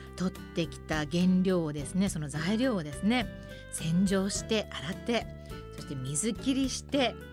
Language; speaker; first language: Japanese; native; Japanese